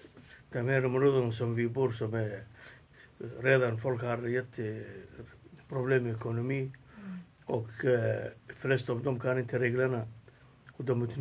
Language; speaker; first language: Swedish; non-native, fluent; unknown